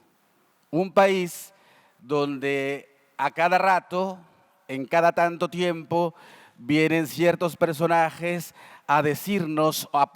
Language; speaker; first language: Spanish; native; Spanish